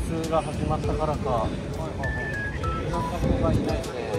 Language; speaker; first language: Japanese; native; Japanese